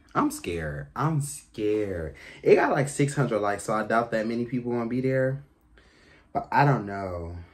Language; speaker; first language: English; native; English